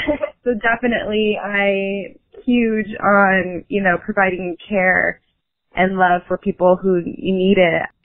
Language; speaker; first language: English; native; English